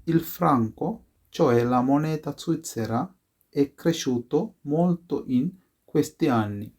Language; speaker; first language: Italian; non-native, fluent; Sinhala